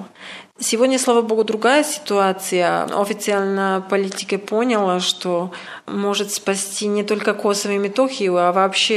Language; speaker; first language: Russian; non-native, fluent; Serbian